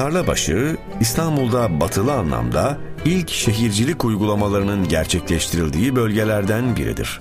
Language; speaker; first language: Turkish; native; Turkish